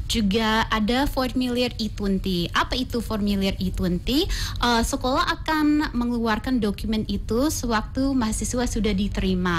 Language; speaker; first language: Indonesian; non-native, fluent; English